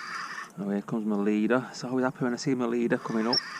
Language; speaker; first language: English; native; English